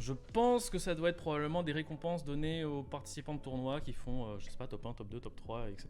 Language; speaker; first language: French; native; French